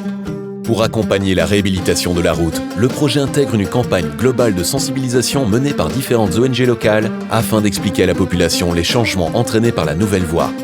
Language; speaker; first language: French; native; French